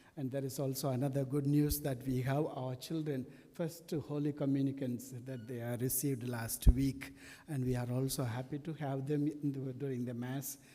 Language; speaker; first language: English; non-native, local second language; Tamil